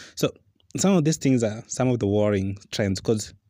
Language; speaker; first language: English; non-native, local second language; Luo (Kenya and Tanzania)